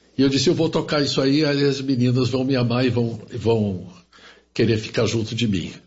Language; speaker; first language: Portuguese; early bilingual, other home language; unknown